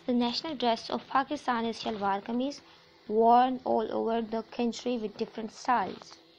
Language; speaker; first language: English; non-native, local second language; Punjabi